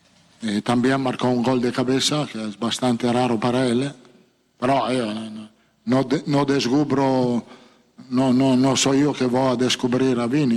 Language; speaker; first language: Portuguese; non-native, fluent; Italian